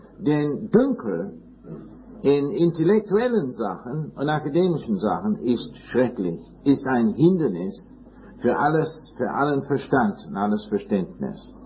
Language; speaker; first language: German; non-native, fluent; English